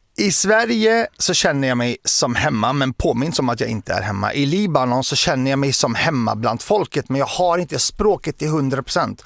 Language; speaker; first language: Swedish; early bilingual, other home language; Arabic